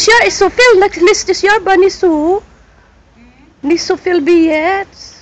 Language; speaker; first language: German; non-native, learner; Filipino